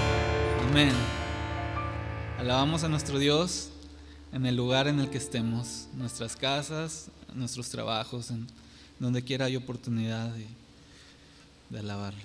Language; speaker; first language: Spanish; native; Spanish